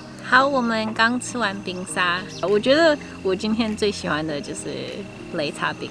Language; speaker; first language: Chinese; non-native, fluent; English